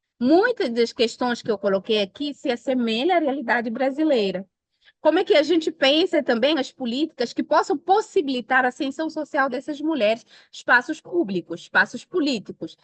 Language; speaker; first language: Portuguese; non-native, local second language; Upper Guinea Crioulo